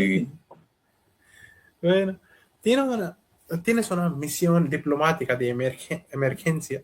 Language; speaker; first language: Spanish; non-native, learner; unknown